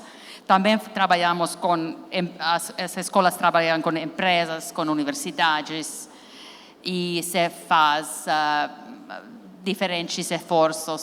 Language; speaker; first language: Portuguese; non-native, learner; Finnish